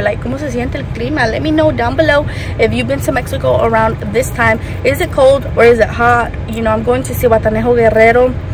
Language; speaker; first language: English; early bilingual, other home language; Spanish